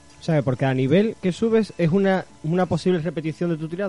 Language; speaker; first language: Spanish; native; Spanish